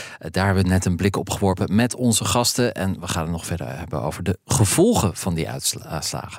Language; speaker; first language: Dutch; native; Dutch